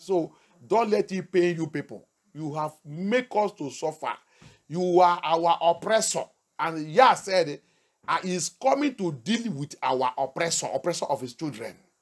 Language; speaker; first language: English; non-native, local second language; Yoruba